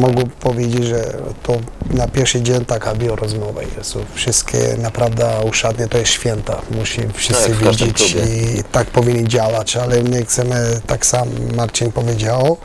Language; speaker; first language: Polish; non-native, learner; Albanian